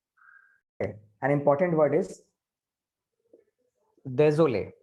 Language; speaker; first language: French; non-native, learner; Hindi